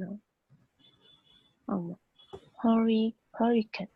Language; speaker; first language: English; non-native, learner; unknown